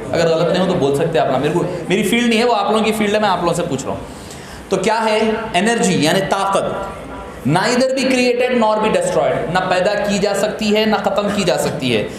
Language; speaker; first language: Urdu; native; Urdu